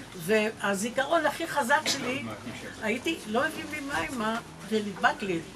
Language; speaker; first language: Hebrew; native; Hebrew